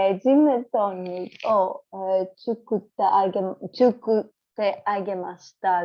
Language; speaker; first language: Japanese; non-native, learner; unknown